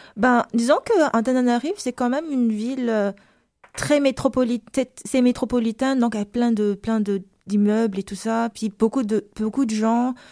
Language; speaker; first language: French; non-native, local second language; Malagasy